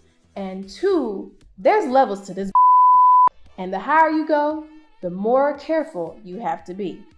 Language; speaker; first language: English; native; English